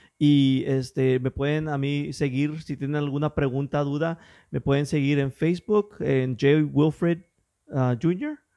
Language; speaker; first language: Spanish; early bilingual, heritage; English